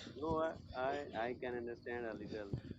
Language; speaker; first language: English; non-native, learner; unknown